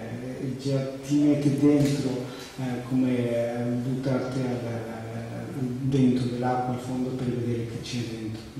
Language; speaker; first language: Italian; non-native, fluent; Spanish